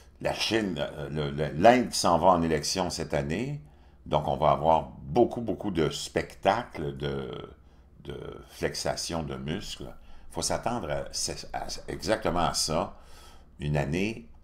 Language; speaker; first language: French; native; French